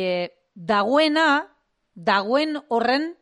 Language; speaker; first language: Basque; native; Basque